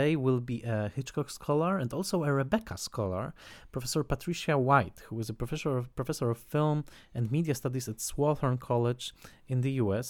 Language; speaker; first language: English; non-native, fluent; Polish